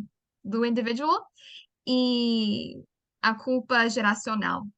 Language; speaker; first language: Portuguese; early bilingual, heritage; Portuguese